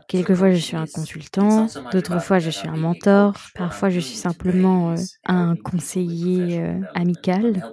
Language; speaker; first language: French; non-native, fluent; Swedish